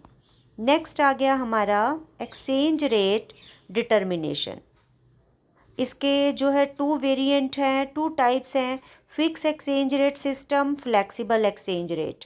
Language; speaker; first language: Hindi; non-native, local second language; Punjabi